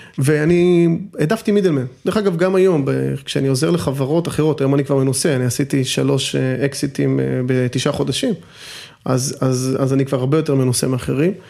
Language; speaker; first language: Hebrew; native; Hebrew